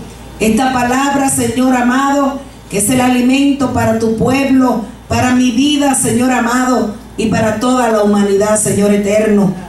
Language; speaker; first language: Spanish; native; Spanish